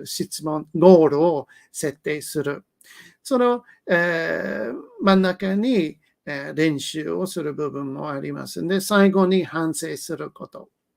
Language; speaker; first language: Japanese; non-native, learner; English